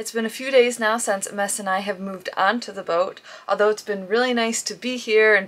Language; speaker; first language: English; native; English